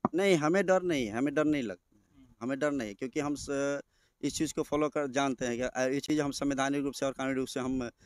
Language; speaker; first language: Hindi; native; Hindi